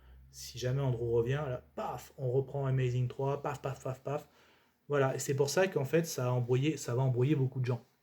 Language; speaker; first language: French; native; French